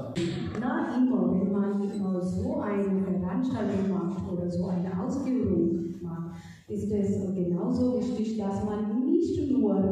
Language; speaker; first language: German; non-native, fluent; Marathi